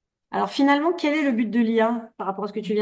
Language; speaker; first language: French; native; French